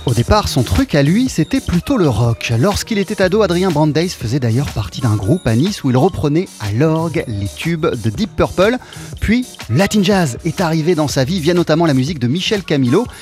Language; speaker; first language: French; native; French